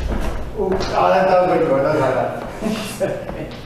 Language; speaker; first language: English; native; English